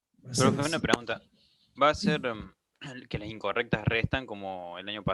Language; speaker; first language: Spanish; native; Spanish